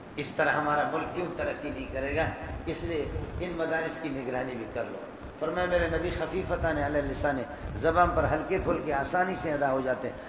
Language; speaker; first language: Urdu; non-native, local second language; Brahui